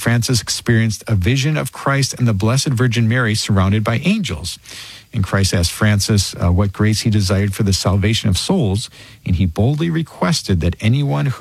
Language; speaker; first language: English; native; English